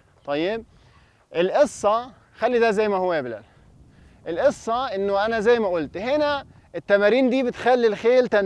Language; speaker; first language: Arabic; native; Arabic